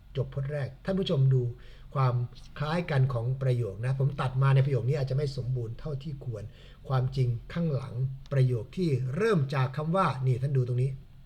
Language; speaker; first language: Thai; native; Thai